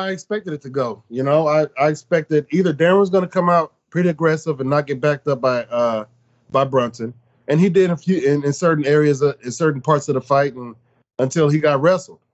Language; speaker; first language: English; native; English